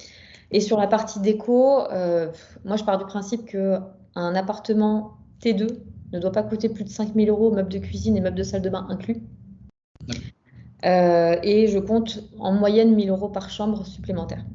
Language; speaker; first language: French; native; French